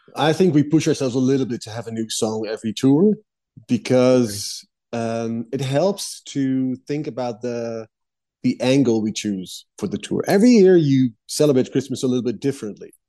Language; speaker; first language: English; non-native, fluent; Dutch